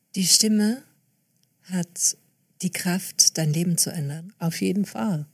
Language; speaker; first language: German; non-native, fluent; English